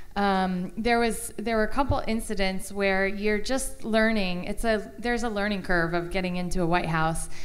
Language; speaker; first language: English; native; English